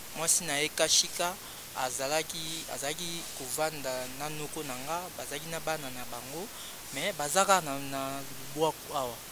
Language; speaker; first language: Lingala; native; Lingala